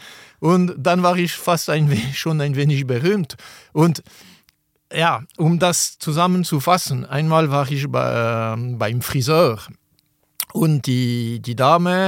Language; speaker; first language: German; non-native, local second language; French